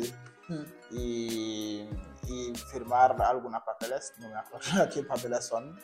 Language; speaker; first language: Spanish; non-native, learner; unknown